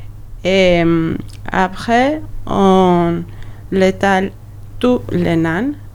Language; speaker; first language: French; non-native, learner; Albanian